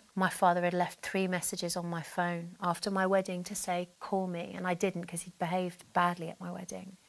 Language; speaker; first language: English; native; English